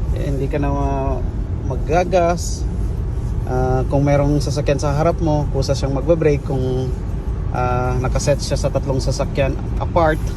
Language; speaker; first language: Filipino; native; Filipino